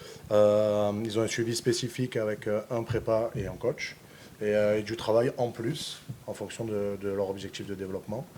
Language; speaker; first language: French; native; French